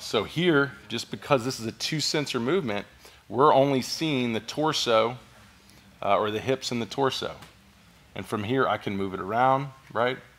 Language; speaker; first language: English; native; English